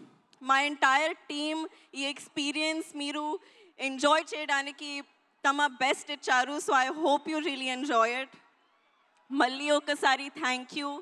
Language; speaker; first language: Telugu; non-native, learner; Hindi